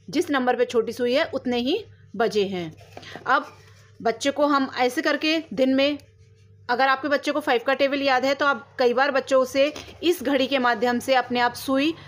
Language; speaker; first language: Hindi; native; Hindi